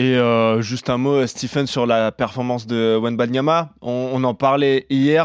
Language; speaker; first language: French; native; French